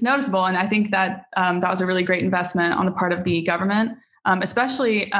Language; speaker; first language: English; native; English